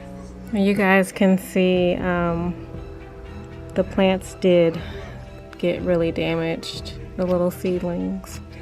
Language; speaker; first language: English; native; English